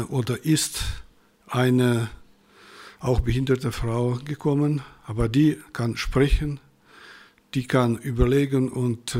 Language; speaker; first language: German; non-native, fluent; Russian